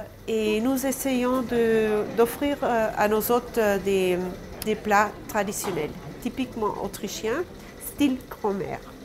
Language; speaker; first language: French; non-native, fluent; German